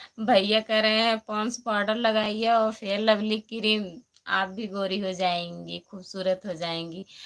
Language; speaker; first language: Hindi; native; Hindi